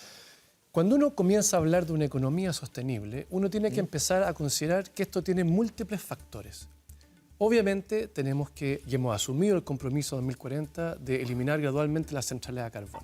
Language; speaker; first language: Spanish; native; Spanish